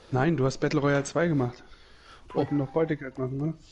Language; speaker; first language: German; native; German